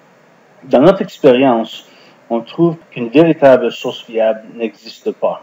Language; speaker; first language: French; non-native, fluent; English